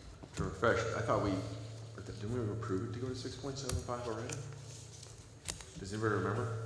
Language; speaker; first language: English; native; English